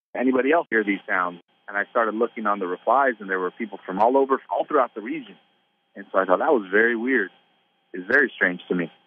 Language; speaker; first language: English; native; English